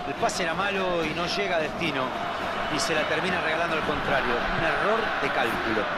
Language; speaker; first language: Spanish; native; Spanish